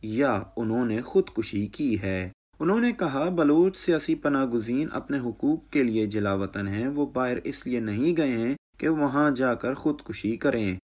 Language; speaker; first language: Urdu; non-native, local second language; Baluchi